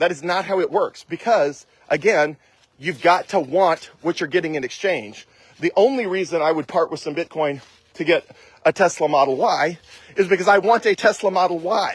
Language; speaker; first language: English; native; English